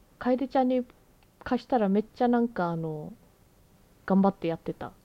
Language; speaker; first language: Japanese; early bilingual, heritage; Japanese